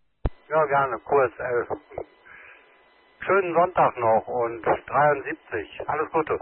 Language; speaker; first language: German; native; German